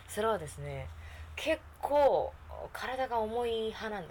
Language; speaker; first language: Japanese; native; Japanese